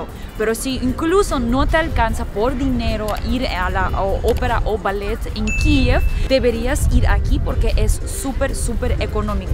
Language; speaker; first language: Spanish; early bilingual, heritage; Russian